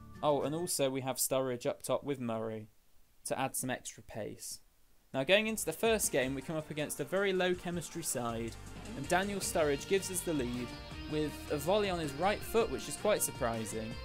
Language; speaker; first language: English; native; English